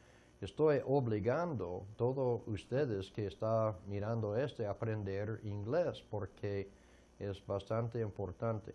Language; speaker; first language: Spanish; non-native, fluent; English